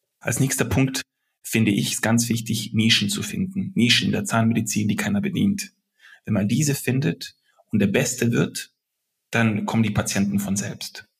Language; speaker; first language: German; early bilingual, other home language; Serbian